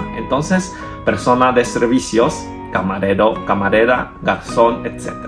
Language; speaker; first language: Spanish; non-native, fluent; Chinese